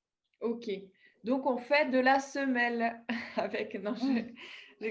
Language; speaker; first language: French; native; French